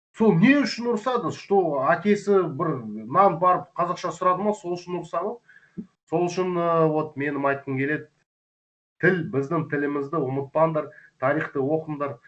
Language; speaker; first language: Kazakh; non-native, local second language; Russian